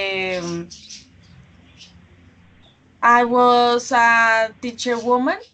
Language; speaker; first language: English; non-native, learner; Spanish